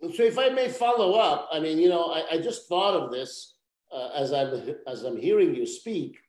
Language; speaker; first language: English; native; English